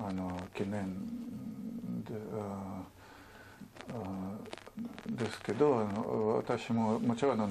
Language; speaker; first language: Japanese; non-native, learner; Russian